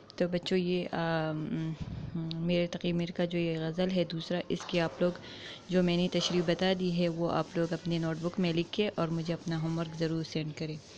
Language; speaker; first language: Urdu; non-native, local second language; Pashto